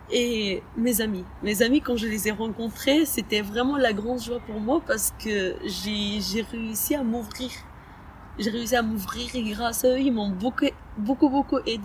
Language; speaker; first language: French; early bilingual, other home language; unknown